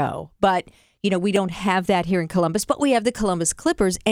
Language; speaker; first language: English; native; English